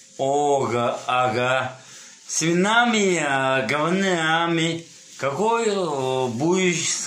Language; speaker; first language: Russian; non-native, learner; Uzbek